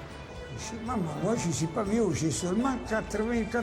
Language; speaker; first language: French; non-native, learner; Italian